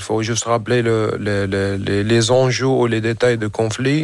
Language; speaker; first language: French; non-native, fluent; Arabic